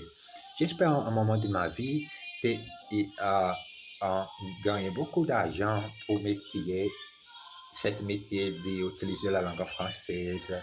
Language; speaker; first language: French; non-native, learner; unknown